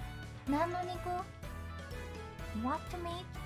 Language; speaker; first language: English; non-native, learner; Japanese